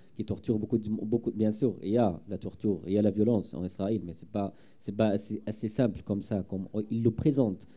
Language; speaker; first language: French; non-native, fluent; Arabic